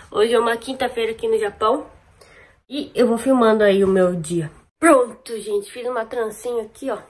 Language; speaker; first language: Portuguese; early bilingual, heritage; Portuguese